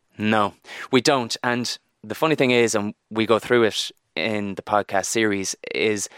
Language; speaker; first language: English; native; English